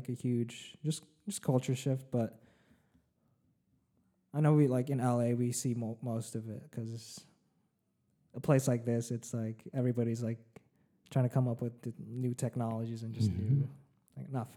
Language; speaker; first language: English; early bilingual, other home language; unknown